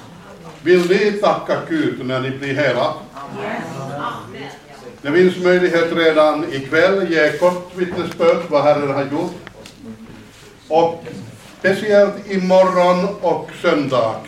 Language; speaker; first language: Swedish; non-native, fluent; Finnish